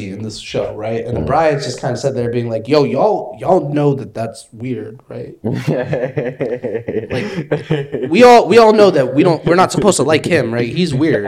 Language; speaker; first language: English; native; English